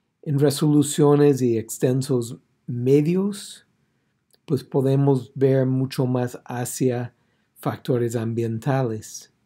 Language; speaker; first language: Spanish; non-native, fluent; English